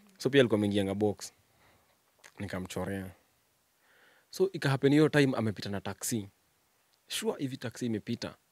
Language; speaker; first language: Swahili; native; Swahili